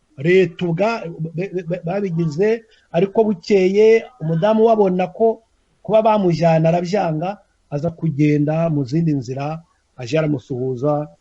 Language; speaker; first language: Kinyarwanda; native; Kinyarwanda